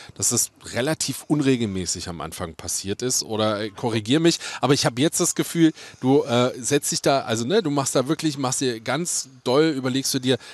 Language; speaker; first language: German; native; German